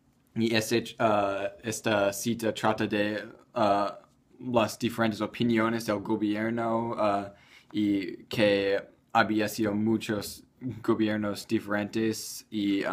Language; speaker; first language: Spanish; non-native, learner; English